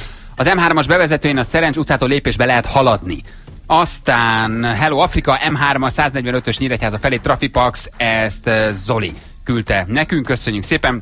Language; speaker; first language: Hungarian; native; Hungarian